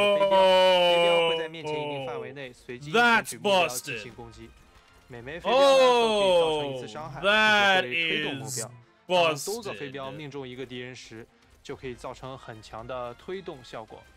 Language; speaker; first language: Chinese; native; Chinese